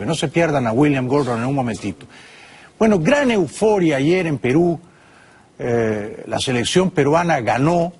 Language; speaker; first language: Spanish; native; Spanish